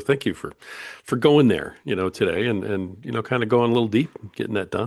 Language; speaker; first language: English; native; English